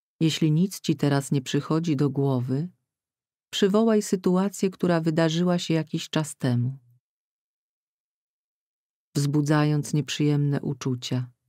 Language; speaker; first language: Polish; native; Polish